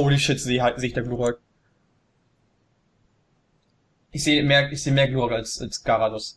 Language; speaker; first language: German; native; German